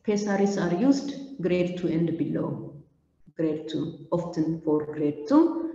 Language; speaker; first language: English; non-native, local second language; Amharic